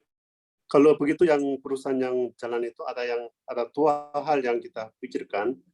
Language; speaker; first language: Indonesian; non-native, learner; Korean